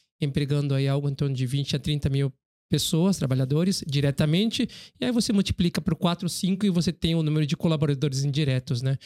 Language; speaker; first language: Portuguese; early bilingual, other home language; Korean